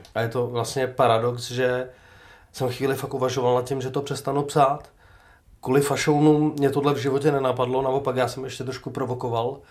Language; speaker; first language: Czech; native; Czech